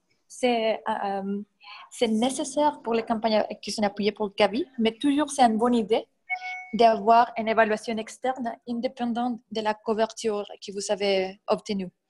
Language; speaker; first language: French; non-native, fluent; Spanish